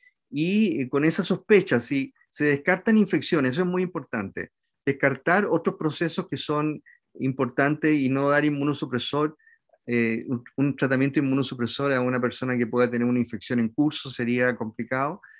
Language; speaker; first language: Spanish; native; Spanish